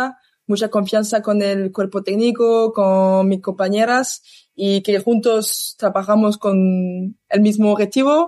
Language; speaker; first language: Spanish; non-native, learner; French